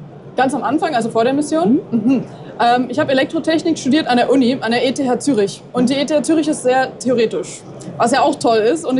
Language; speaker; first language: German; native; German